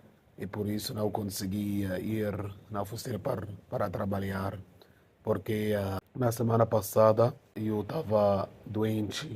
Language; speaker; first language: Portuguese; non-native, fluent; Arabic